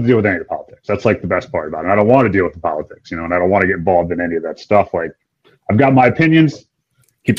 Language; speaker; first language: English; native; English